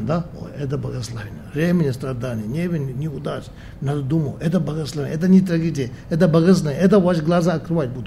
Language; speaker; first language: Russian; non-native, learner; Tibetan